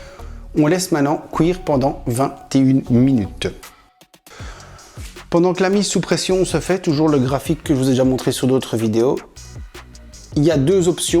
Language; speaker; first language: French; native; French